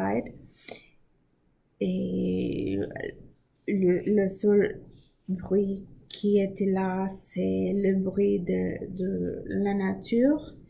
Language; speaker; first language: French; non-native, learner; English